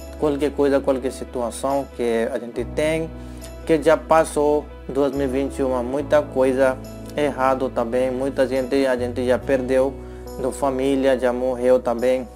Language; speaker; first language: Portuguese; non-native, learner; Hindi